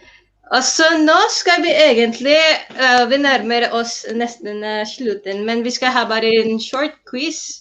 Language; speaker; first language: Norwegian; non-native, fluent; Filipino